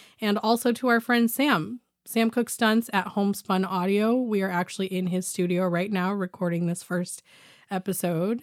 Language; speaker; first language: English; native; English